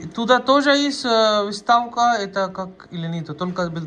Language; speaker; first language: Russian; non-native, learner; Hindi